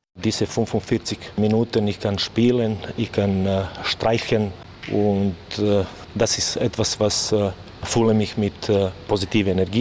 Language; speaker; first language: German; non-native, learner; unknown